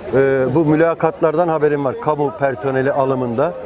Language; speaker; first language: Turkish; native; Turkish